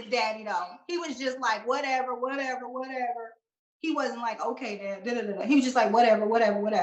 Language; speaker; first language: English; native; English